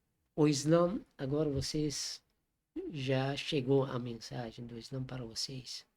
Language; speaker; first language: Portuguese; non-native, learner; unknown